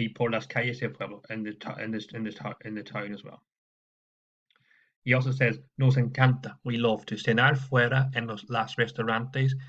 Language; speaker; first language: Spanish; non-native, fluent; English